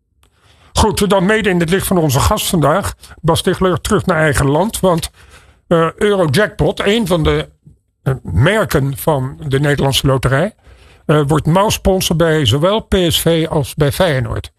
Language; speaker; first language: Dutch; native; Dutch